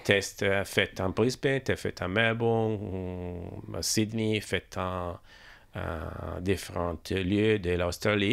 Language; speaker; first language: French; non-native, learner; English